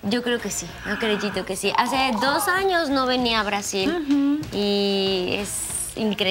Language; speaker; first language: Portuguese; non-native, learner; Spanish